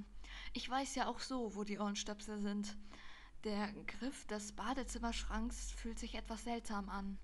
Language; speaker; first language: German; native; German